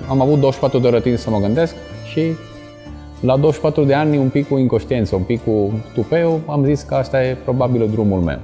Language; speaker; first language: Romanian; non-native, fluent; Italian